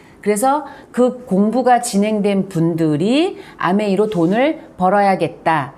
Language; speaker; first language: Korean; native; Korean